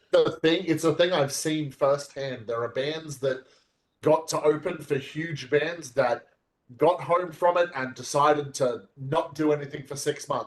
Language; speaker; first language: English; native; English